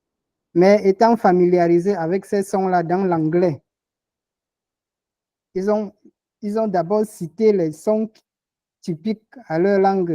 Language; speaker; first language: French; non-native, local second language; Ghomala